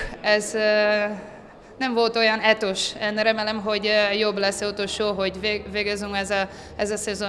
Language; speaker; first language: Hungarian; non-native, learner; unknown